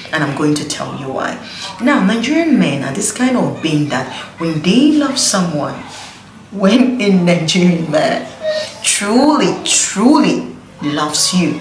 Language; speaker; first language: English; non-native, local second language; Igbo